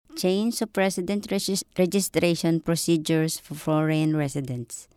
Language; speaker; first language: English; non-native, local second language; Filipino